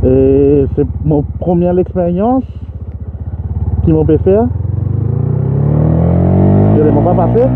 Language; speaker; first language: French; non-native, local second language; Morisyen